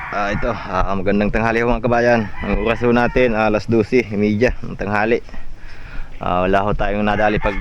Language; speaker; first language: Filipino; non-native, local second language; Bikol